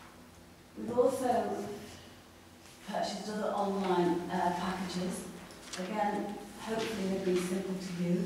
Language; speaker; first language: English; native; English